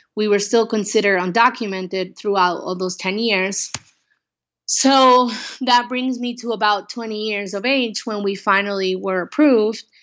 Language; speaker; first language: English; early bilingual, other home language; Spanish